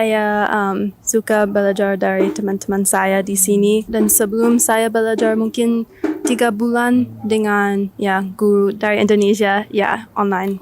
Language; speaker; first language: Indonesian; non-native, learner; English